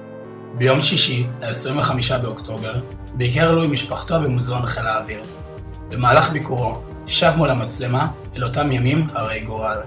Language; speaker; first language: Hebrew; native; Hebrew